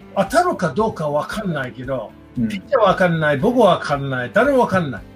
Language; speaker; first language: Japanese; non-native, fluent; English